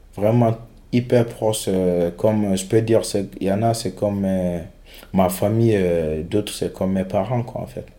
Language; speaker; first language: French; non-native, local second language; Fula